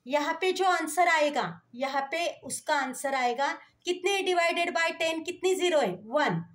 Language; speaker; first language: Hindi; non-native, local second language; Marathi